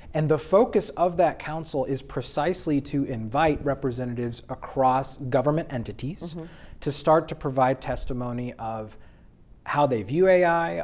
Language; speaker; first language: English; native; English